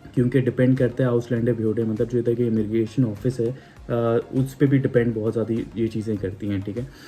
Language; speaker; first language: Urdu; non-native, local second language; Punjabi